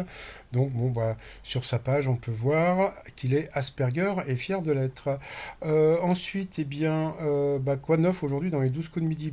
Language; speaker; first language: French; native; French